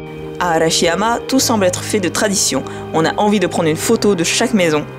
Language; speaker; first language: French; native; French